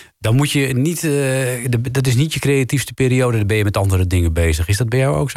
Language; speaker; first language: Dutch; native; Dutch